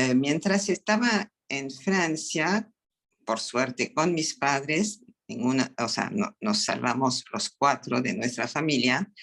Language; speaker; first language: Spanish; non-native, fluent; French